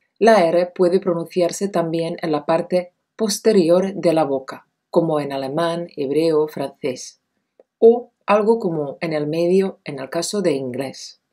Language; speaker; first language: Spanish; non-native, fluent; Czech